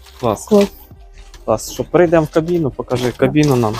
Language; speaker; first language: Ukrainian; native; Ukrainian